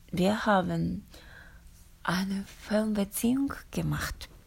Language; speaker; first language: German; non-native, learner; Japanese